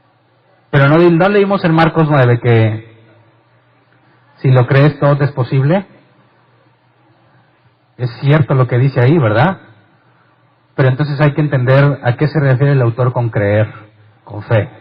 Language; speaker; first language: Spanish; native; Spanish